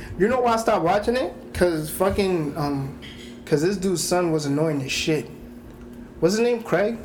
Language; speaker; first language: English; early bilingual, other home language; Spanish